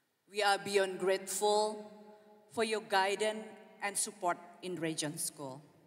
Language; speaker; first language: English; non-native, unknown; Indonesian